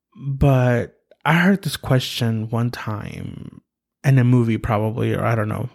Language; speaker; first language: English; early bilingual, other home language; Spanish